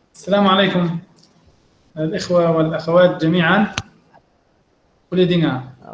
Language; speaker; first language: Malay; non-native, learner; Arabic